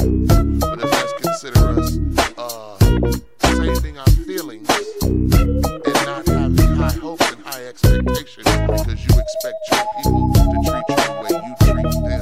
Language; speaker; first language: English; native; English